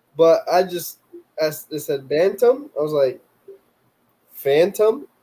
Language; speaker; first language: English; non-native, fluent; Spanish